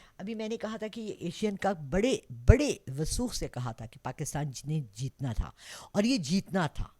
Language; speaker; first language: Urdu; non-native, local second language; Pashto